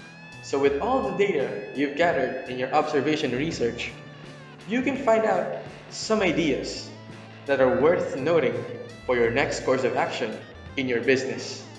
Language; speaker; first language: English; non-native, local second language; Filipino